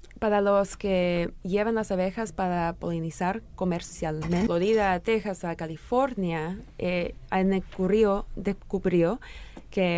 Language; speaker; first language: Spanish; early bilingual, heritage; English